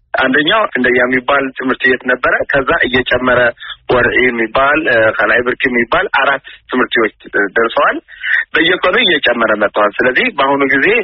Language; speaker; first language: Amharic; non-native, local second language; Tigrinya